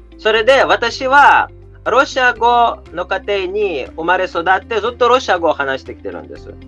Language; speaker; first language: Japanese; non-native, fluent; Russian